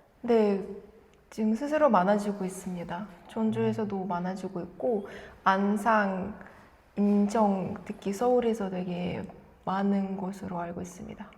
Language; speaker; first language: Korean; non-native, fluent; Russian